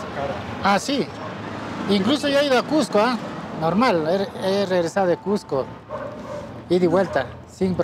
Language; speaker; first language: Spanish; native; Spanish